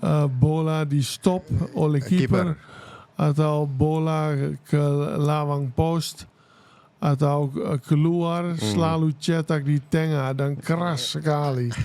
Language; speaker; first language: Indonesian; non-native, fluent; Dutch